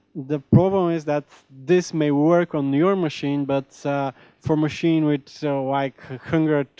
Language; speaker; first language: English; non-native, fluent; Bulgarian